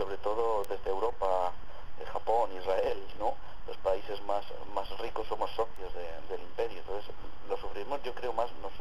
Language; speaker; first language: Spanish; native; Spanish